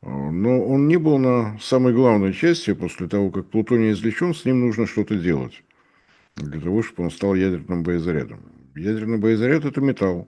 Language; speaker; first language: Russian; native; Russian